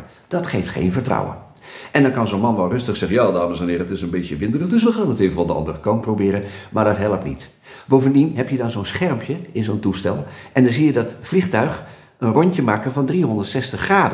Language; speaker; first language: Dutch; native; Dutch